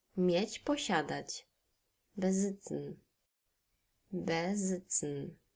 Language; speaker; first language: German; non-native, fluent; Polish